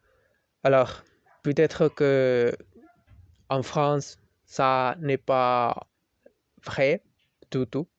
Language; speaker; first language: French; non-native, learner; Spanish